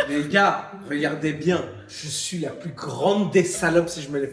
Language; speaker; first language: French; native; French